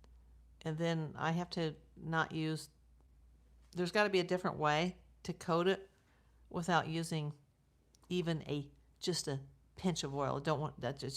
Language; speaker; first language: English; native; English